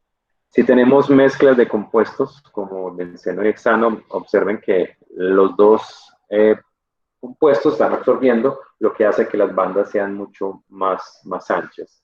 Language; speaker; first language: Spanish; native; Spanish